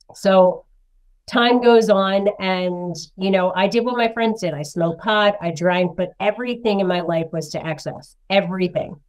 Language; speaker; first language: English; native; English